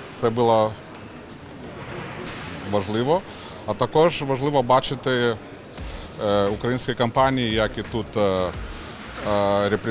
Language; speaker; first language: Ukrainian; non-native, learner; Lithuanian